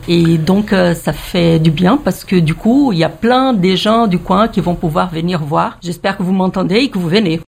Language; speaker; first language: French; non-native, fluent; Portuguese